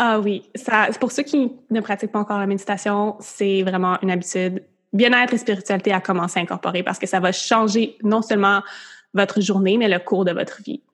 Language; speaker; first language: French; native; French